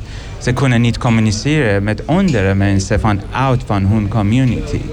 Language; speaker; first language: Dutch; non-native, learner; Persian